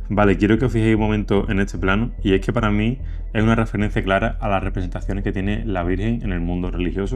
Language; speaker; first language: Spanish; native; Spanish